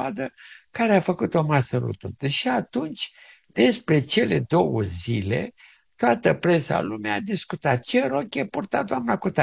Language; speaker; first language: Romanian; native; Romanian